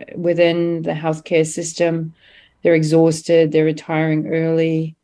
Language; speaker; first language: English; native; English